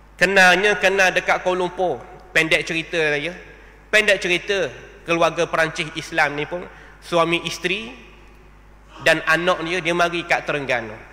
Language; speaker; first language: Malay; native; Malay